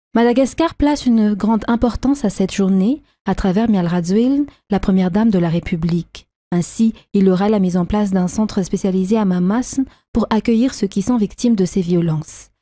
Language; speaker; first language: French; non-native, local second language; Malagasy